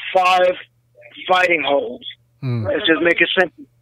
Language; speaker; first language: English; native; English